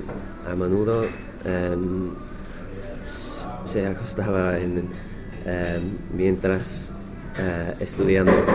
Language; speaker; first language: Spanish; non-native, learner; English